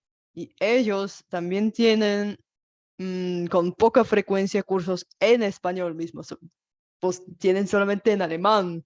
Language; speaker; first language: Spanish; non-native, fluent; Bulgarian